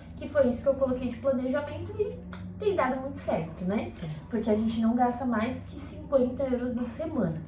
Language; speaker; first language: Portuguese; native; Portuguese